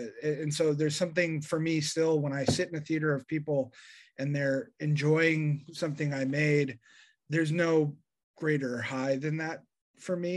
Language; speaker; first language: English; native; English